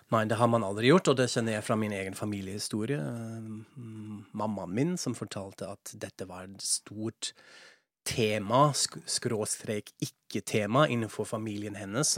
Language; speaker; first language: Norwegian; non-native, fluent; German